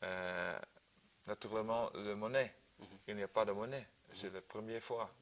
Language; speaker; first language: French; non-native, learner; Dutch